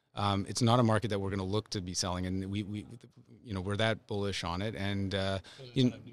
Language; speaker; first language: English; native; English